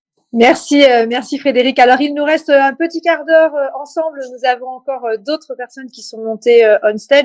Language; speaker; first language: French; native; French